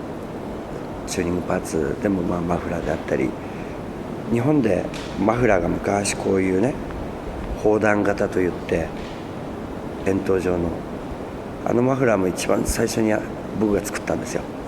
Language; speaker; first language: Japanese; native; Japanese